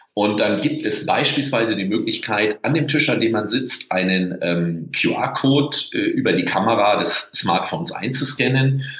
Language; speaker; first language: German; native; German